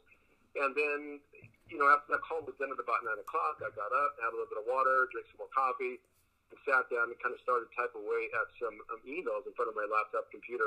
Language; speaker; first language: English; early bilingual, other home language; Spanish